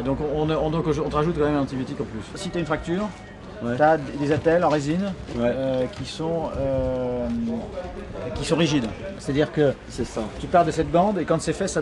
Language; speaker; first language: French; native; French